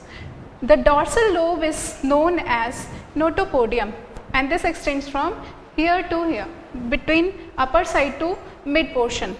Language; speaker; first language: English; non-native, local second language; Hindi